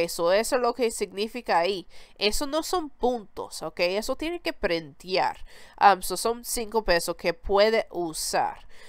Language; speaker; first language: Spanish; early bilingual, heritage; Spanish